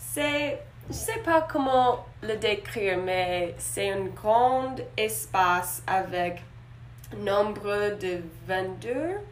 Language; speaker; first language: French; non-native, learner; English